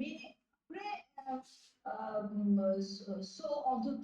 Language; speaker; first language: French; non-native, learner; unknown